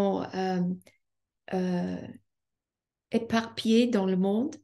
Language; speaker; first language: French; non-native, fluent; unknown